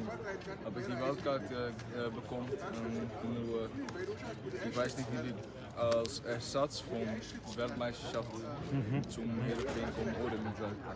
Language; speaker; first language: German; non-native, learner; Dutch